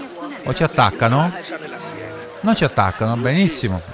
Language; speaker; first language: Italian; native; Italian